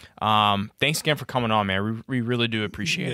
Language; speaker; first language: English; native; English